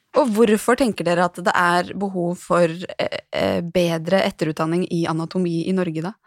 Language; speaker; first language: Norwegian; native; Norwegian